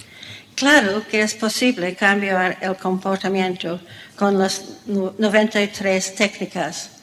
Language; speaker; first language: Spanish; non-native, fluent; English